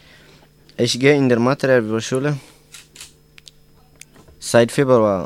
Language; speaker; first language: German; non-native, learner; Tigrinya